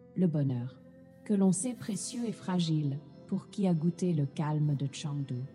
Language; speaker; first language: French; native; French